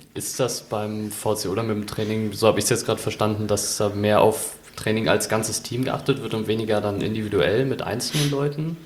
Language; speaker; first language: German; native; German